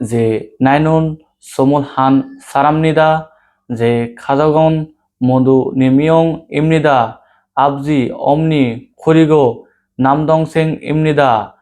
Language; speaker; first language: Korean; non-native, learner; Bangla